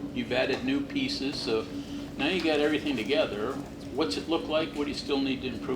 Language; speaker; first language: English; native; English